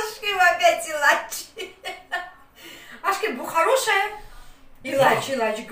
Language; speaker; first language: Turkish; non-native, learner; Russian